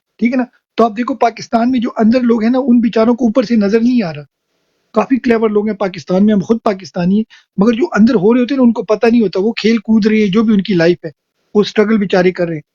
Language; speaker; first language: Urdu; native; Urdu